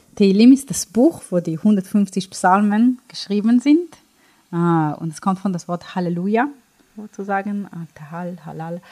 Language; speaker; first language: German; non-native, fluent; Hebrew